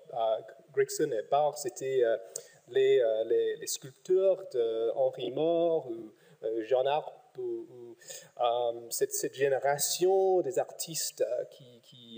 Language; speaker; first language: French; non-native, fluent; English